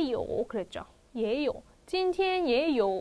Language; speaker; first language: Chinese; non-native, fluent; Korean